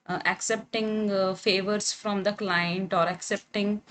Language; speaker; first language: English; non-native, local second language; Kannada